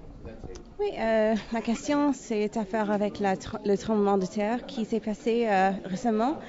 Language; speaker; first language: French; non-native, fluent; English